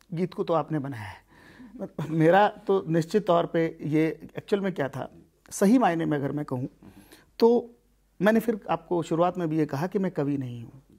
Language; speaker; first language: Hindi; native; Hindi